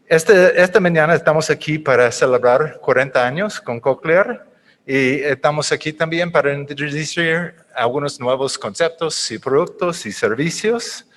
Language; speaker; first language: Spanish; non-native, fluent; English